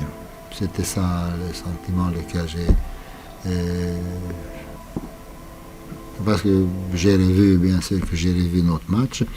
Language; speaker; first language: French; non-native, fluent; Romanian